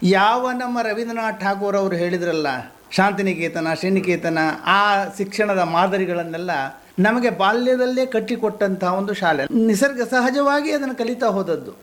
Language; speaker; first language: Kannada; native; Kannada